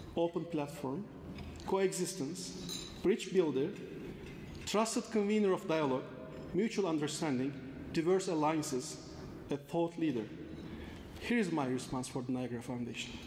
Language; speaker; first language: English; non-native, fluent; Turkish